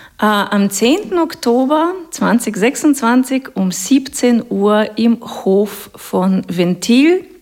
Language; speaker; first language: German; non-native, fluent; Russian